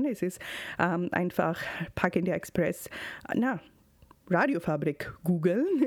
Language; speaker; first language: German; non-native, fluent; Urdu